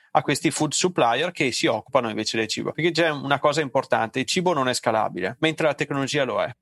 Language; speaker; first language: Italian; native; Italian